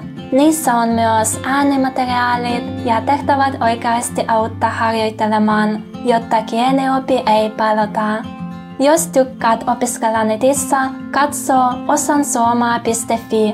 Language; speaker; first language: Finnish; non-native, learner; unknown